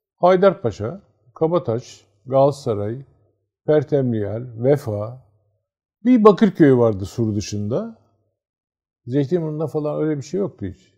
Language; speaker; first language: Turkish; native; Turkish